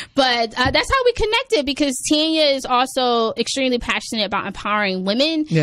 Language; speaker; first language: English; native; English